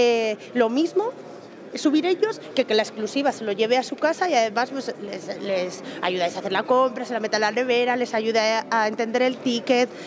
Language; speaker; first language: Spanish; native; Spanish